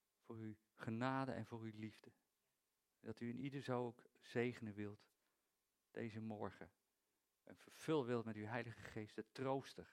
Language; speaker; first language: Dutch; native; Dutch